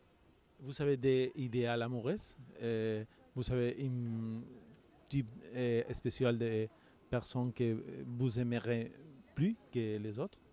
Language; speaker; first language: French; non-native, learner; Spanish